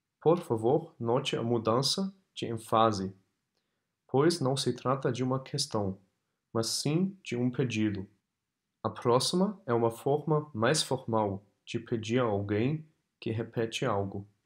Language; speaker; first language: Portuguese; non-native, fluent; German